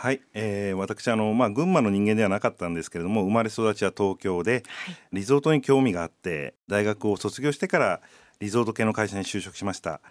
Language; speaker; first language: Japanese; native; Japanese